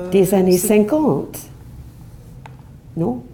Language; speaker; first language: French; non-native, fluent; English